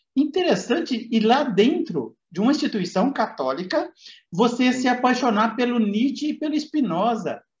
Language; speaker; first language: Portuguese; native; Portuguese